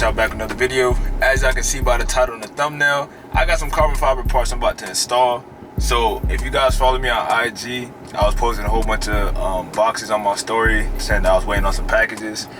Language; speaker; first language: English; native; English